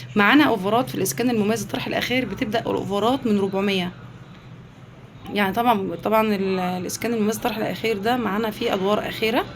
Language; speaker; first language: Egyptian Arabic; native; Egyptian Arabic